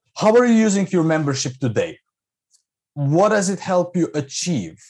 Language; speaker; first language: English; non-native, fluent; Croatian